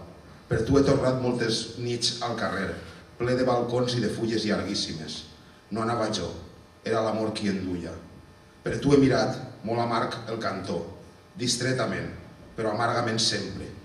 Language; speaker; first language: Catalan; native; Catalan